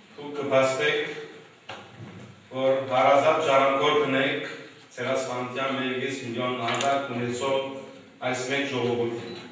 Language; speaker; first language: Armenian; early bilingual, heritage; Armenian